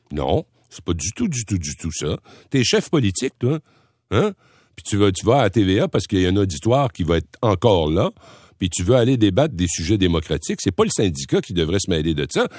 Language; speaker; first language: French; native; French